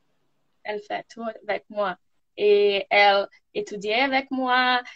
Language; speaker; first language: French; non-native, learner; Portuguese